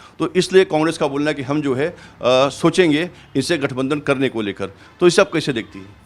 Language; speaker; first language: Hindi; native; Hindi